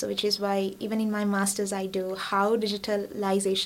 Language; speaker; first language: English; non-native, local second language; Sinhala